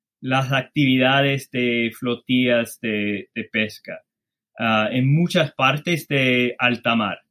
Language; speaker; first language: Spanish; non-native, fluent; English